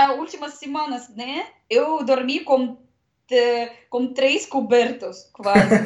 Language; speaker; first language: Portuguese; non-native, learner; Russian